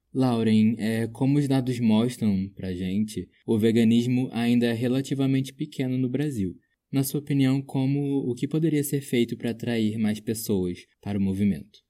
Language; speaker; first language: Portuguese; native; Portuguese